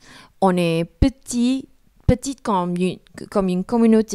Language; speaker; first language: French; non-native, fluent; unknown